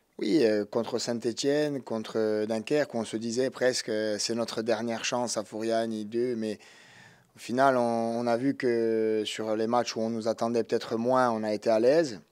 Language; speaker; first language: French; native; French